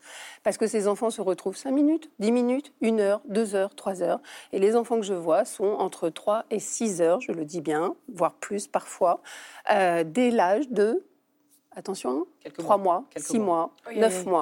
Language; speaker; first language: French; native; French